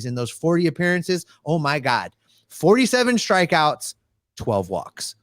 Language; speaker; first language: English; native; English